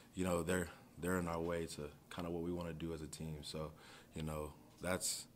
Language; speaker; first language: English; native; English